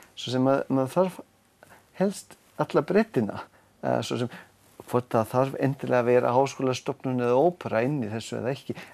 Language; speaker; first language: Icelandic; non-native, fluent; German